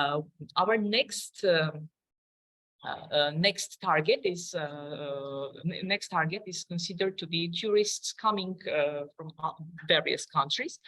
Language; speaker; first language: English; non-native, fluent; Armenian